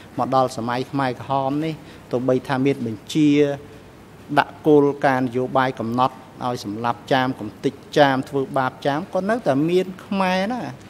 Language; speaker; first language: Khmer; native; Khmer